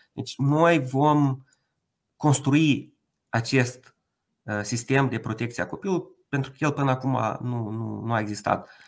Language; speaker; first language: Romanian; native; Romanian